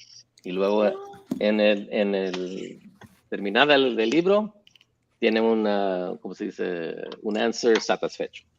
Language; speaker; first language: Spanish; early bilingual, heritage; English